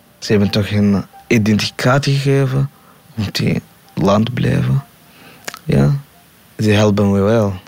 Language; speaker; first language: Dutch; non-native, learner; Somali